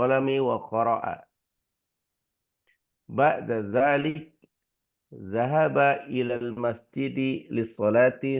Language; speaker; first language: Arabic; non-native, learner; Indonesian